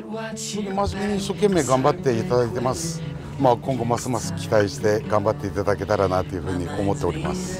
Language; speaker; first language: Japanese; native; Japanese